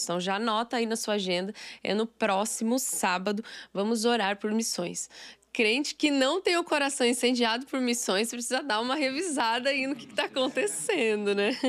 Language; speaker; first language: Portuguese; native; Portuguese